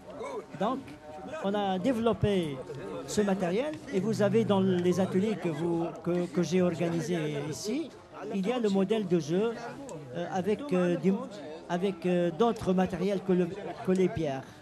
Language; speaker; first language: French; non-native, local second language; Arabic